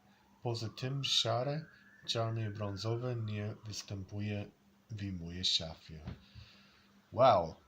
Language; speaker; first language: Polish; non-native, learner; English